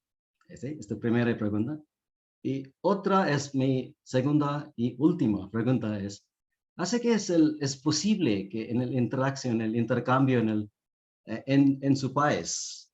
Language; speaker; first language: Spanish; non-native, learner; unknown